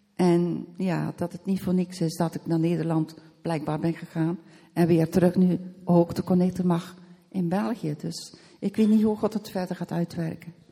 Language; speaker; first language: Dutch; native; Dutch